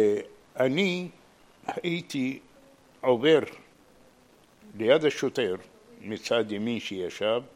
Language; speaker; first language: Hebrew; non-native, fluent; Arabic